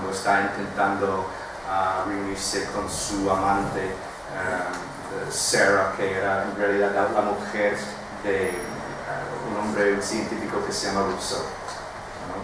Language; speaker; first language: Spanish; non-native, fluent; English